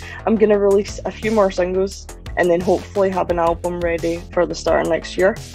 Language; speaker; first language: English; native; English